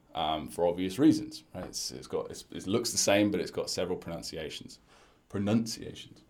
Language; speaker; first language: English; native; English